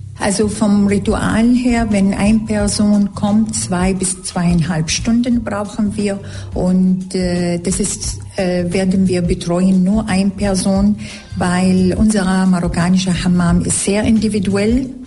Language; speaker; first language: German; non-native, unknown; Arabic